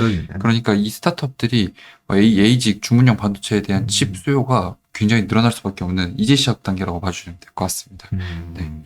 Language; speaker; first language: Korean; native; Korean